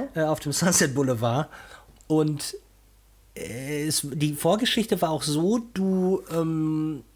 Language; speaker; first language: German; non-native, fluent; Portuguese